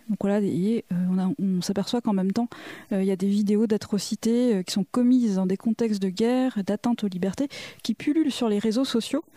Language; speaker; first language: French; native; French